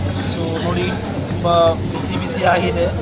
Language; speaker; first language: Kannada; early bilingual, heritage; Kannada